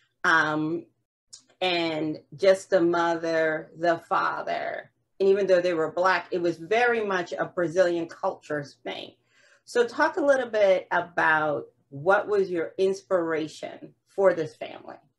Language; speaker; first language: English; native; English